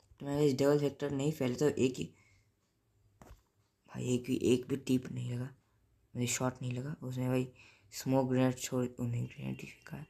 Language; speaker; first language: Hindi; native; Hindi